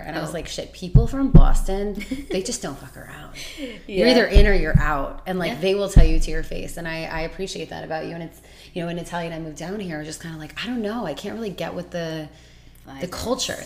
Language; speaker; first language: English; native; English